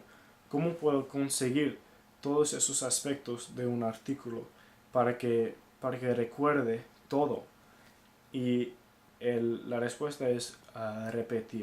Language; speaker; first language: Spanish; non-native, fluent; English